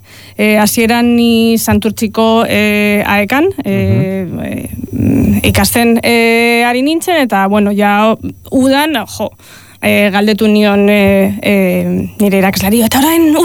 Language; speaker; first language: Basque; non-native, local second language; Spanish